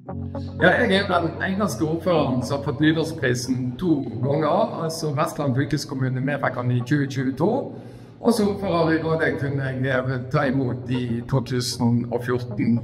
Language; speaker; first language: Norwegian; native; Norwegian